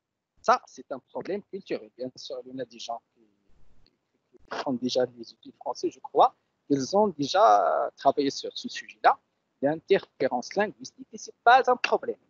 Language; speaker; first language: French; non-native, local second language; Arabic